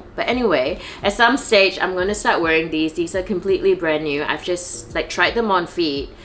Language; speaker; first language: English; non-native, local second language; Chinese